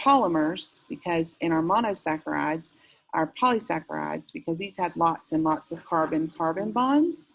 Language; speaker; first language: English; native; English